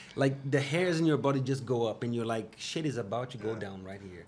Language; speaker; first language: English; non-native, fluent; Portuguese